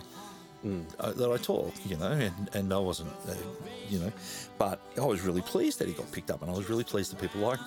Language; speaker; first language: English; native; English